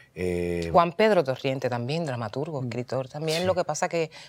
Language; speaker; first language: Spanish; native; Spanish